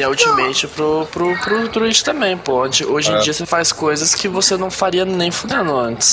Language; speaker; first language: Portuguese; native; Portuguese